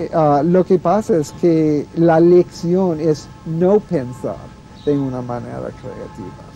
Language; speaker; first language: Spanish; non-native, fluent; English